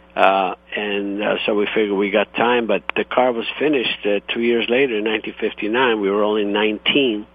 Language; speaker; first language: English; non-native, fluent; Croatian